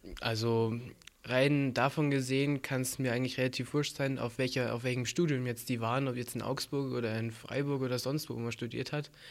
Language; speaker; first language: German; native; German